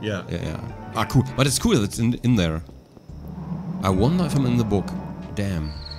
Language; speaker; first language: English; non-native, fluent; German